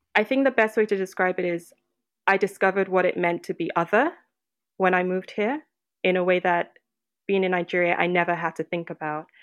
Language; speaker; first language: English; non-native, local second language; Yoruba